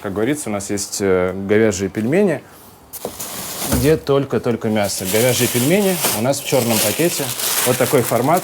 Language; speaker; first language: Russian; native; Russian